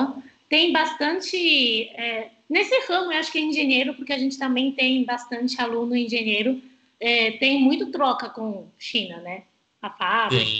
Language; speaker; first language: Portuguese; non-native, fluent; Chinese